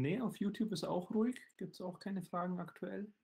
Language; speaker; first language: German; native; German